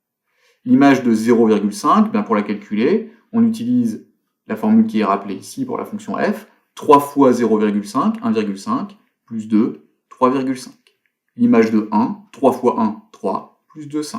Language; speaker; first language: French; native; French